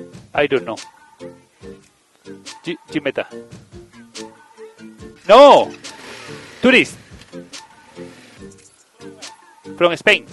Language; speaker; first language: English; non-native, learner; Spanish